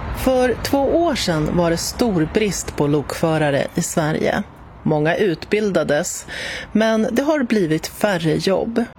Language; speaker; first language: Swedish; native; Swedish